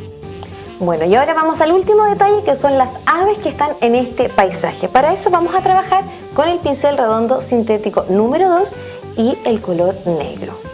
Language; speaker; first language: Spanish; native; Spanish